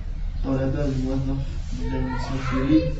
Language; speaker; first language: Arabic; non-native, learner; French